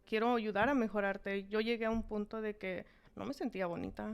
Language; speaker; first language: Spanish; early bilingual, heritage; Spanish